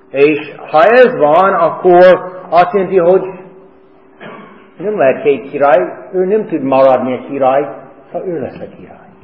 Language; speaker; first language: Hungarian; non-native, fluent; English